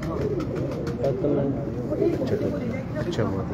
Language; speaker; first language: Hindi; non-native, local second language; Punjabi